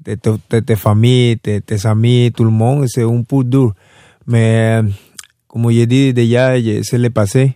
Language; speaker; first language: French; non-native, fluent; Spanish